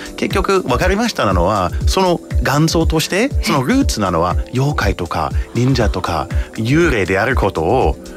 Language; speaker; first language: Japanese; non-native, fluent; English